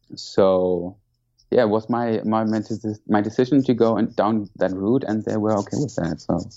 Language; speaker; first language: English; non-native, fluent; German